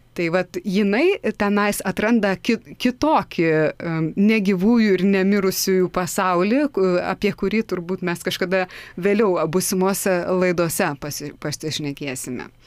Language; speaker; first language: Lithuanian; native; Lithuanian